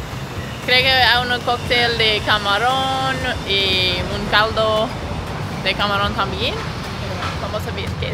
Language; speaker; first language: Spanish; non-native, learner; English